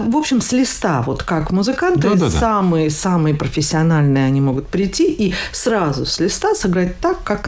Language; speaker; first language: Russian; native; Russian